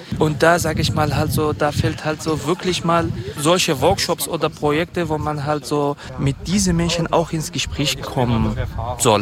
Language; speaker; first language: German; non-native, fluent; Kurdish